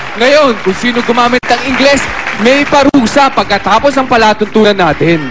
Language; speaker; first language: Filipino; native; Filipino